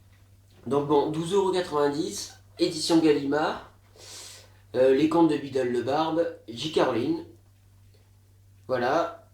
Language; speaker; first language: French; native; French